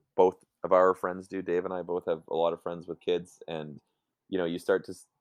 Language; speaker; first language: English; native; English